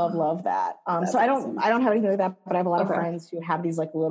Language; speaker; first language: English; native; English